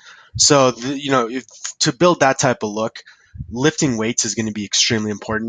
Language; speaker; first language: English; native; English